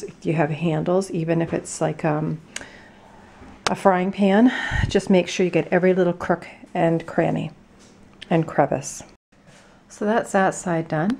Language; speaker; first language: English; native; English